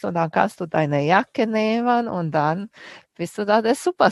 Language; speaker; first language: German; native; German